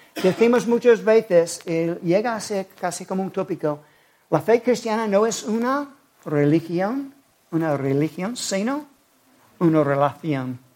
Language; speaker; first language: Spanish; non-native, fluent; English